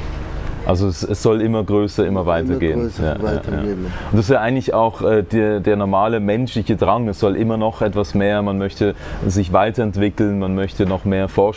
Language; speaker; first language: German; native; German